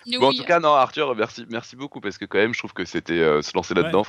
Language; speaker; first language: French; native; French